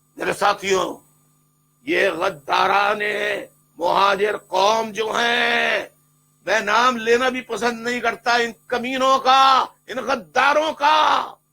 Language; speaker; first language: Urdu; native; Urdu